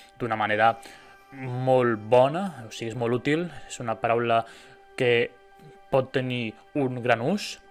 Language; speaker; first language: Catalan; native; Catalan